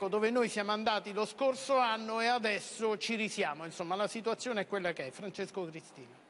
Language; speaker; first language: Italian; native; Italian